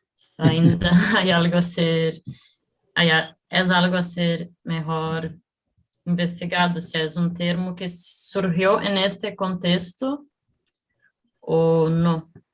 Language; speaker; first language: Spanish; non-native, learner; Portuguese